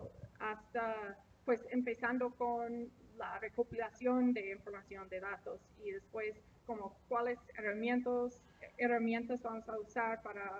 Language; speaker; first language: Spanish; non-native, fluent; English